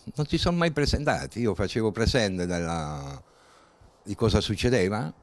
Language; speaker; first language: Italian; native; Italian